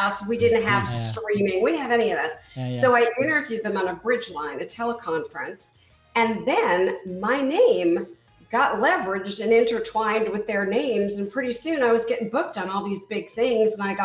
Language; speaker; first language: English; native; English